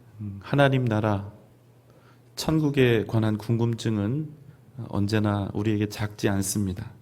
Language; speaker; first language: Korean; native; Korean